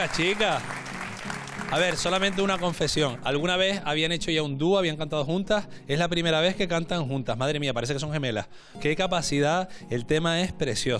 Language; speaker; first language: Spanish; native; Spanish